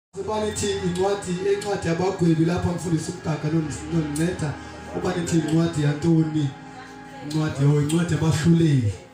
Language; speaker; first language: Zulu; non-native, local second language; Xhosa